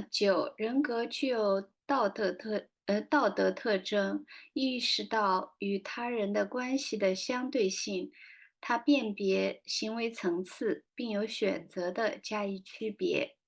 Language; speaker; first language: Chinese; native; Chinese